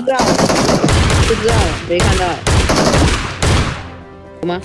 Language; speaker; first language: Chinese; native; Chinese